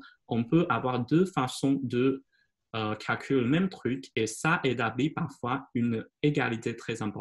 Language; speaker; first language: French; non-native, fluent; Chinese